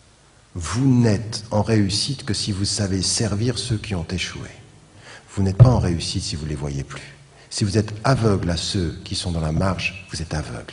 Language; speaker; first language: French; native; French